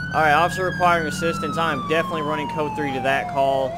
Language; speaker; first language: English; native; English